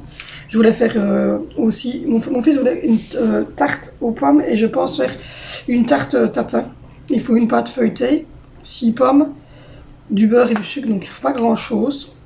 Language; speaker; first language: French; native; French